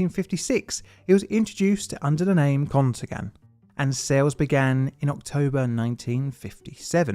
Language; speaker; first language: English; native; English